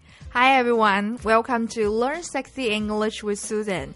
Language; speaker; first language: English; non-native, fluent; Chinese